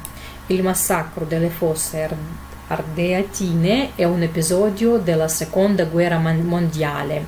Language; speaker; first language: Italian; non-native, fluent; Russian